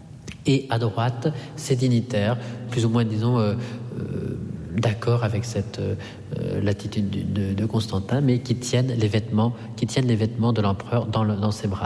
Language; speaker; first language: French; non-native, fluent; Italian